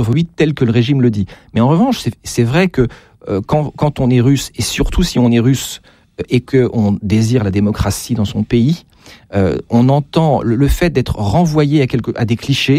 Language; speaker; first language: French; native; French